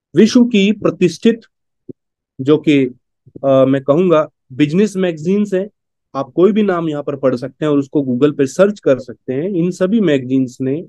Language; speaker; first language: Hindi; native; Hindi